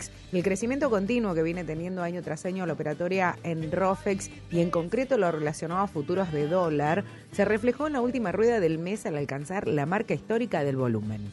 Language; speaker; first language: Spanish; native; Spanish